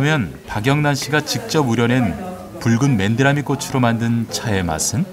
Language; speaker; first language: Korean; native; Korean